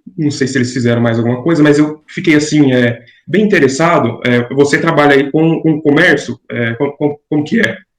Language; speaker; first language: Portuguese; native; Portuguese